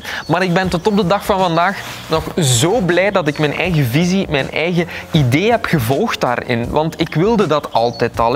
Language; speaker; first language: Dutch; native; Dutch